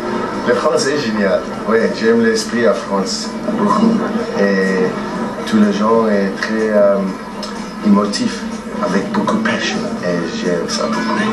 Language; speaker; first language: French; non-native, learner; English